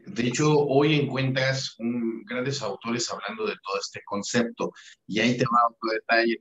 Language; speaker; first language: Spanish; native; Spanish